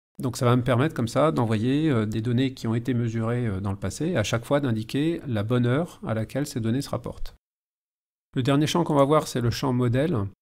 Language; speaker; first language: French; native; French